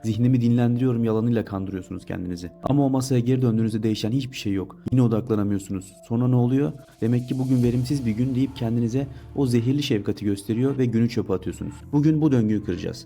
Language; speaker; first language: Turkish; native; Turkish